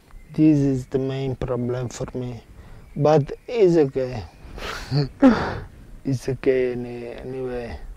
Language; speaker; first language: English; non-native, learner; Italian